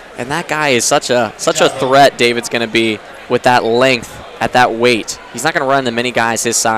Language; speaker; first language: English; native; English